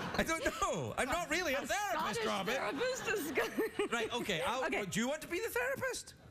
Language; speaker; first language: English; native; English